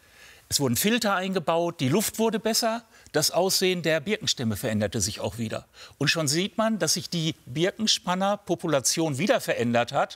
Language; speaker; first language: German; native; German